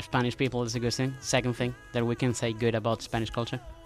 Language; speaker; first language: English; non-native, fluent; Spanish